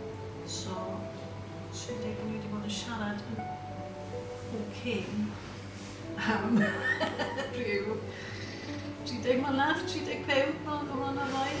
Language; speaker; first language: Welsh; non-native, local second language; English